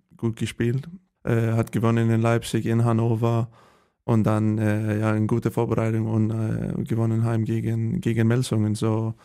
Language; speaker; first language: German; non-native, fluent; Danish